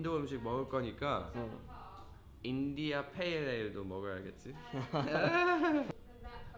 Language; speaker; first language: Korean; non-native, fluent; English